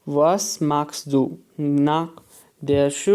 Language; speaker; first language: German; non-native, learner; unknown